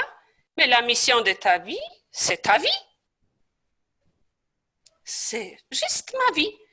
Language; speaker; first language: French; non-native, fluent; Polish